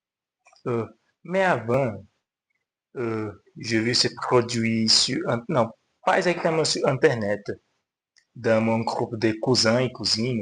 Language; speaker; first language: French; non-native, learner; Portuguese